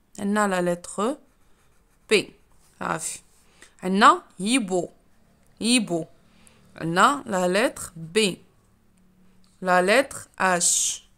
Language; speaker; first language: French; non-native, local second language; Arabic